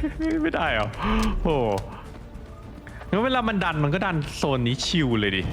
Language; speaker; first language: Thai; native; Thai